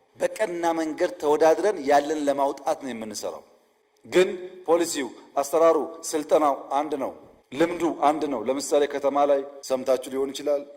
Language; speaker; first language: Amharic; non-native, local second language; Oromo